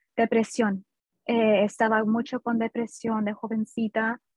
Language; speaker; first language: Spanish; early bilingual, heritage; Spanish